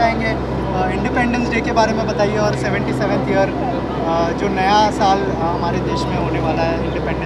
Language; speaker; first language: Hindi; native; Hindi